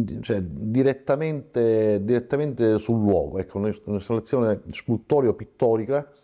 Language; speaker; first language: Italian; native; Italian